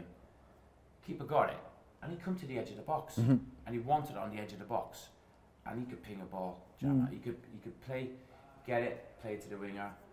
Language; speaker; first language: English; native; English